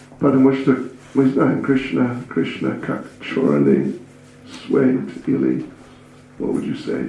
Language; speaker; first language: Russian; non-native, learner; English